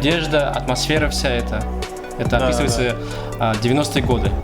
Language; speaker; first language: Russian; native; Russian